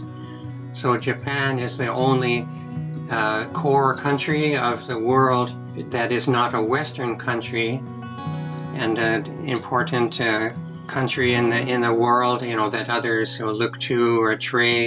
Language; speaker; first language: English; native; English